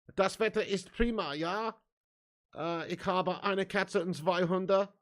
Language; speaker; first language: German; non-native, learner; English